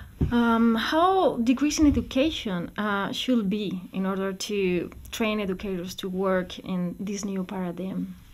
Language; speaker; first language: English; non-native, fluent; Spanish